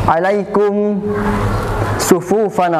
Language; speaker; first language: Arabic; non-native, learner; Indonesian